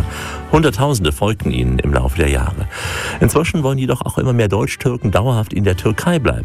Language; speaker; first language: German; native; German